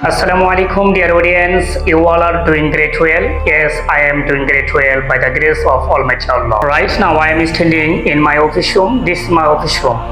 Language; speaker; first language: English; non-native, local second language; Bangla